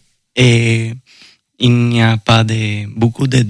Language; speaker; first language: French; non-native, learner; Spanish